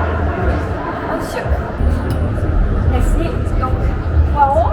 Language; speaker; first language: French; non-native, learner; Japanese